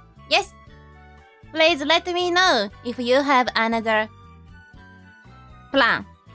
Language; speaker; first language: English; non-native, learner; Japanese